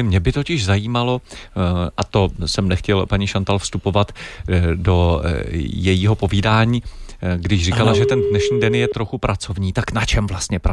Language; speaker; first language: Czech; native; Czech